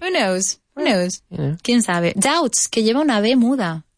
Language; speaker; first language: Spanish; native; Spanish